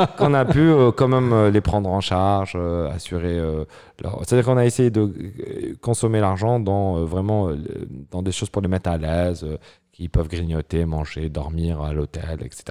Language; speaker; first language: French; non-native, local second language; Arabic